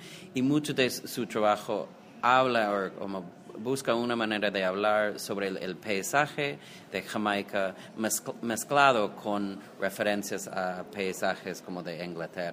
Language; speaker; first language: Spanish; non-native, fluent; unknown